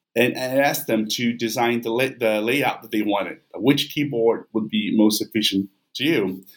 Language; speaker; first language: English; non-native, fluent; Portuguese